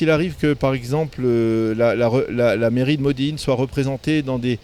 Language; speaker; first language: French; native; French